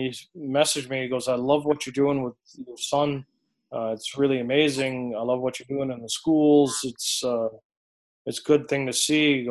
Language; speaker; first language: English; native; English